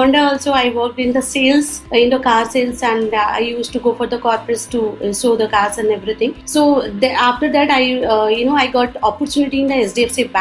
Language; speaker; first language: English; non-native, local second language; Odia